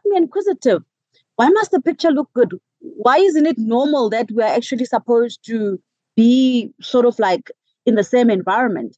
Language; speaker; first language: English; non-native, local second language; Xhosa